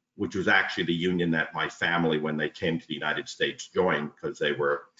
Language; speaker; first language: English; native; English